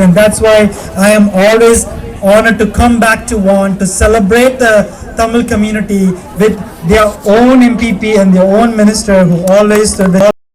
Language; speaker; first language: English; non-native, local second language; Tamil